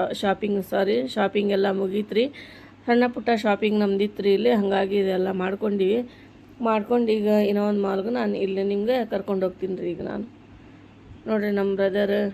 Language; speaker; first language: Kannada; native; Kannada